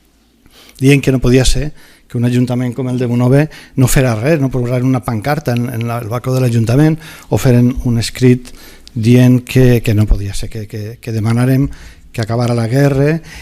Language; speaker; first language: Catalan; native; Catalan